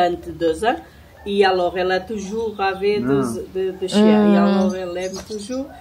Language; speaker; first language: French; non-native, learner; Portuguese